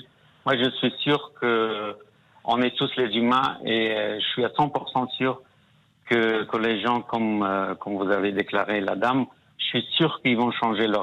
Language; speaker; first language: French; non-native, fluent; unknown